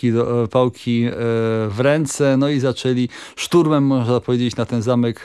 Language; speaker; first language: Polish; native; Polish